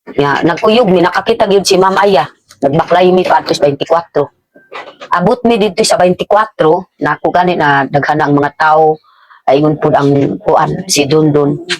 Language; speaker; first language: Cebuano; non-native, local second language; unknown